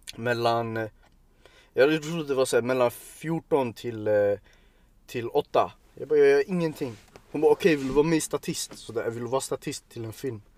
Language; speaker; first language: Swedish; early bilingual, other home language; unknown